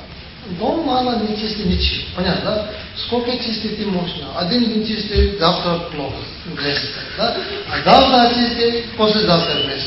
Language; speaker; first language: Russian; non-native, learner; Tibetan